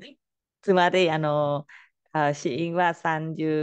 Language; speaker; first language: Japanese; non-native, fluent; Khmer